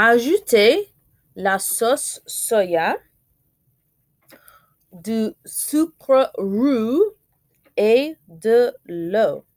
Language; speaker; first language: French; non-native, fluent; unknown